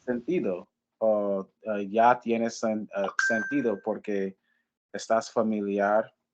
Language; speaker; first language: Spanish; non-native, learner; English